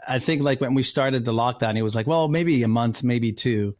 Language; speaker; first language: English; non-native, fluent; Spanish